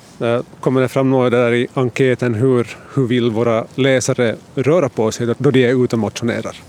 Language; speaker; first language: Swedish; native; Swedish